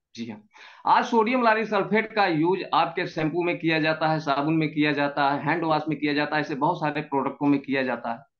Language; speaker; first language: Hindi; native; Hindi